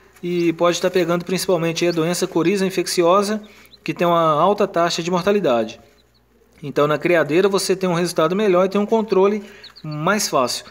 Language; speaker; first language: Portuguese; native; Portuguese